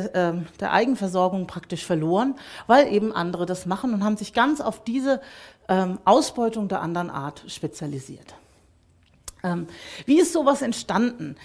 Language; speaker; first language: German; native; German